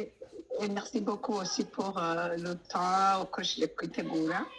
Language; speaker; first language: French; non-native, local second language; Rundi